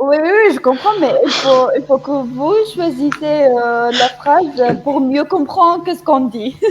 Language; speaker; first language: French; non-native, fluent; Arabic